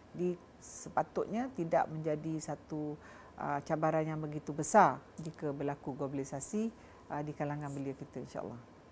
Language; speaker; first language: Malay; native; Malay